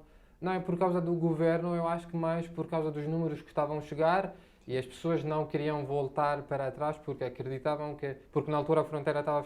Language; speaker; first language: Portuguese; non-native, fluent; Arabic